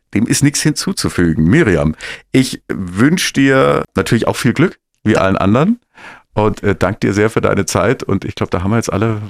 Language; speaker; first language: German; native; German